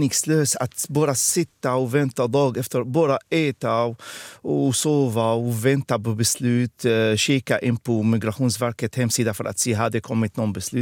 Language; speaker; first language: Swedish; non-native, fluent; Arabic